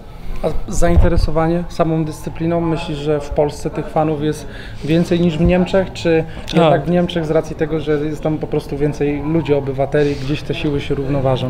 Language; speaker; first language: Polish; native; Polish